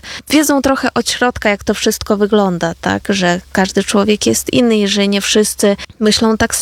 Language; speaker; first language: Polish; non-native, fluent; Ukrainian